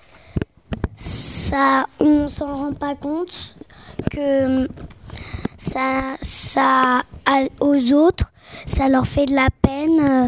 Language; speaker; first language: French; native; French